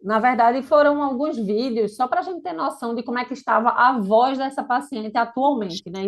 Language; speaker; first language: Portuguese; native; Portuguese